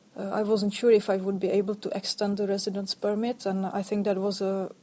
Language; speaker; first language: English; non-native, fluent; Czech